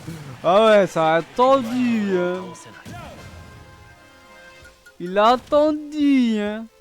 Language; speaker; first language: French; native; French